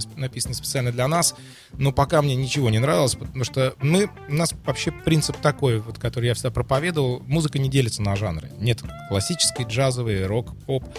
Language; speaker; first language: Russian; native; Russian